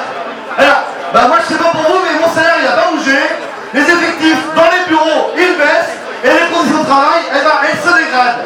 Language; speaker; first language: French; native; French